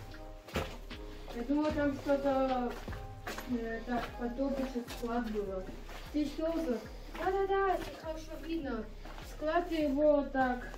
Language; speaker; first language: Russian; early bilingual, heritage; Russian